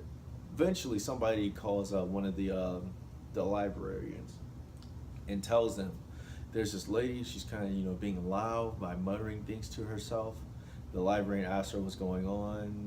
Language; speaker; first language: English; native; English